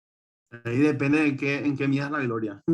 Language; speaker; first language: Spanish; native; Spanish